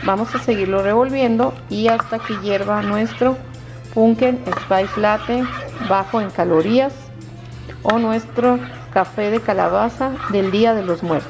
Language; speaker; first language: Spanish; native; Spanish